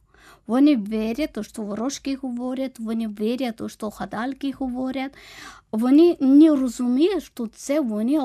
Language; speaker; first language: Ukrainian; non-native, learner; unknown